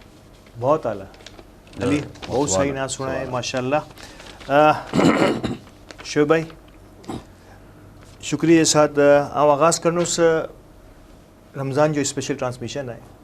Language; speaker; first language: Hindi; non-native, local second language; Memoni